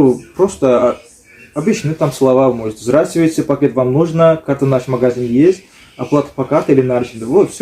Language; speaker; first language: Russian; non-native, learner; Uzbek